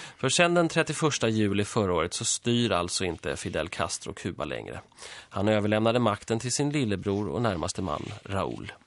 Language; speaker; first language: Swedish; early bilingual, other home language; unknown